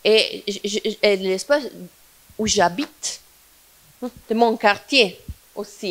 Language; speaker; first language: French; non-native, fluent; Italian